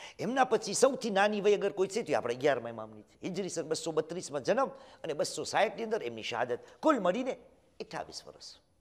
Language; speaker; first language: Gujarati; early bilingual, heritage; Gujarati